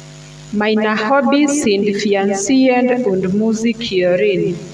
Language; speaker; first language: German; non-native, learner; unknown